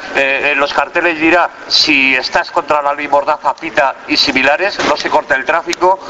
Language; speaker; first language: Spanish; native; Spanish